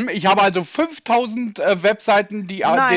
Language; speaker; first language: German; native; German